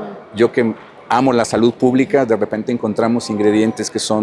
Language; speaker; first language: Spanish; native; Spanish